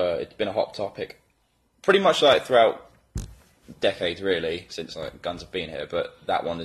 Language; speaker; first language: English; native; English